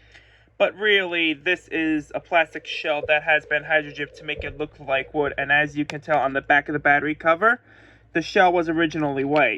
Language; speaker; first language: English; native; English